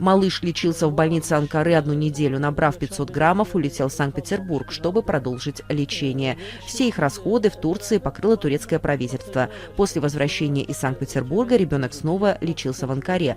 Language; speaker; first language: Russian; native; Russian